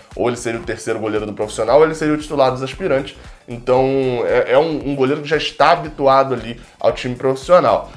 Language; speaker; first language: Portuguese; native; Portuguese